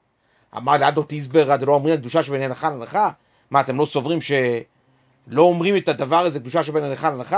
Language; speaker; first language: Hebrew; native; Hebrew